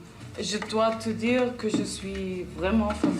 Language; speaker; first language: French; non-native, learner; German